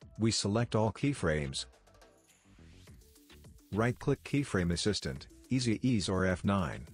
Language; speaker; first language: English; non-native, fluent; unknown